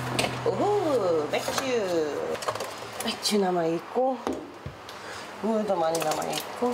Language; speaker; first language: Korean; non-native, learner; English